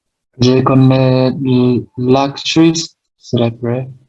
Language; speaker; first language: French; non-native, learner; Vietnamese